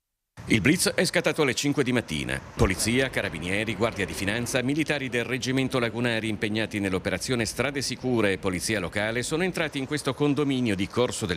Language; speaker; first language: Italian; native; Italian